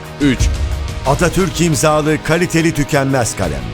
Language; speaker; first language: Turkish; native; Turkish